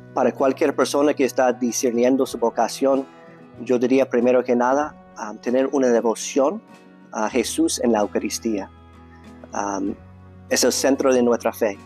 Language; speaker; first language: Spanish; non-native, fluent; English